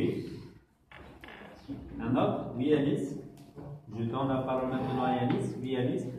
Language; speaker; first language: French; non-native, local second language; Kabyle